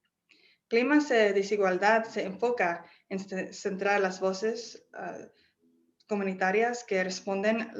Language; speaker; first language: Spanish; non-native, fluent; English